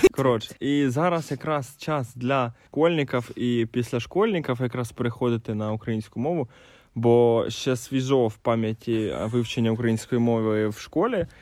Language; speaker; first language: Ukrainian; non-native, local second language; Russian